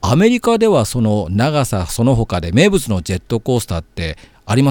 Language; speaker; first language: Japanese; native; Japanese